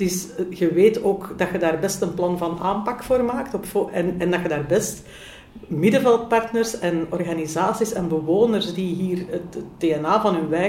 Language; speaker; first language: Dutch; native; Dutch